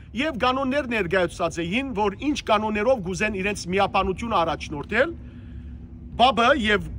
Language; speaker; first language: Armenian; native; Armenian